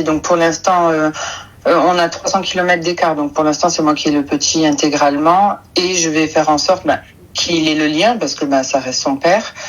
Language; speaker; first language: French; native; French